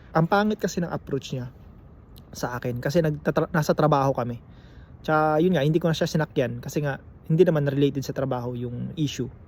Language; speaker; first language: Filipino; native; Filipino